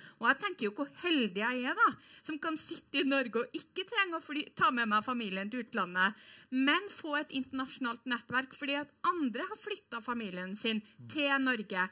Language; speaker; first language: Norwegian; native; Norwegian